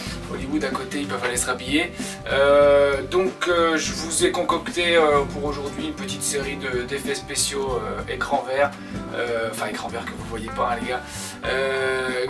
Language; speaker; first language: French; native; French